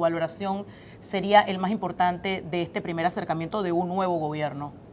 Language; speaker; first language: Spanish; native; Spanish